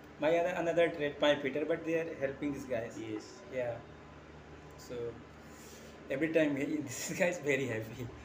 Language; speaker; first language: English; non-native, learner; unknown